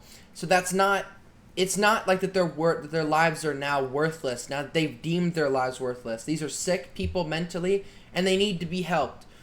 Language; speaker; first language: English; native; English